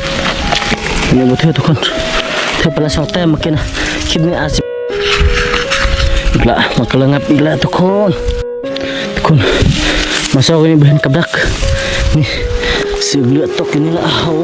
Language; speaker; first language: Thai; non-native, local second language; Lao